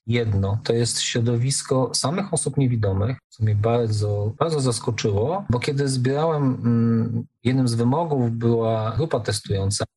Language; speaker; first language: Polish; native; Polish